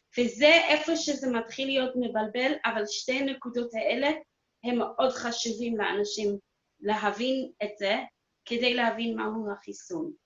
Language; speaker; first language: Hebrew; non-native, fluent; English